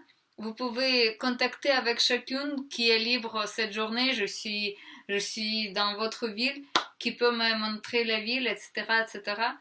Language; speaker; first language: French; non-native, fluent; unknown